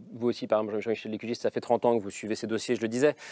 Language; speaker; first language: French; native; French